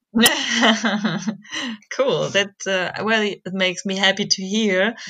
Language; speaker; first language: English; non-native, fluent; German